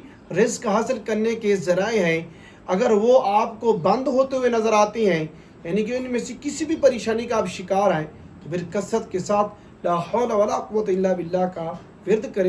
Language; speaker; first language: Urdu; native; Urdu